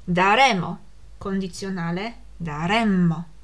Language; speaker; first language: Italian; non-native, fluent; Polish